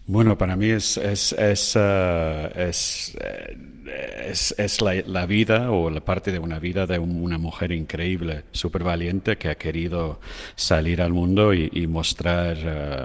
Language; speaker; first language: Spanish; non-native, fluent; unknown